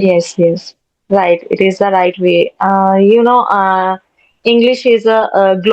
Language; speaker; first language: English; non-native, learner; Hindi